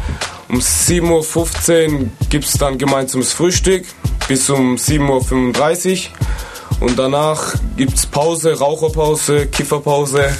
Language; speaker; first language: German; native; German